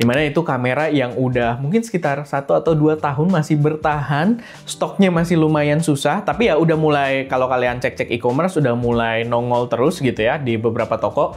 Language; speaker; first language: Indonesian; native; Indonesian